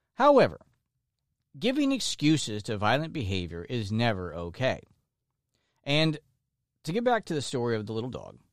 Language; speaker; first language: English; native; English